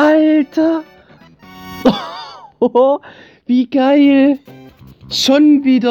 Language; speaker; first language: German; native; German